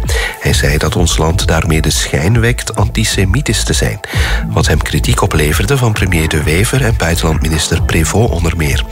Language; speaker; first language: Dutch; native; Dutch